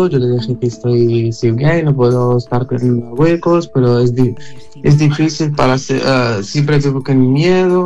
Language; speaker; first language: Spanish; non-native, learner; Arabic